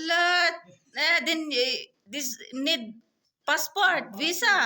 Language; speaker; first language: English; non-native, learner; Filipino